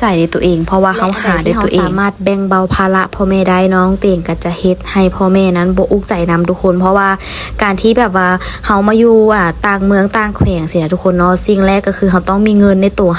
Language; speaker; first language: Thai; non-native, learner; Lao